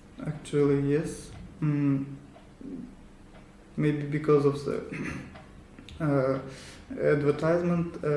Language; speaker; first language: English; non-native, learner; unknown